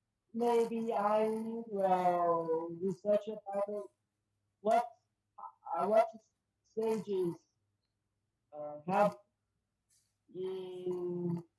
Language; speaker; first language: English; non-native, learner; Chinese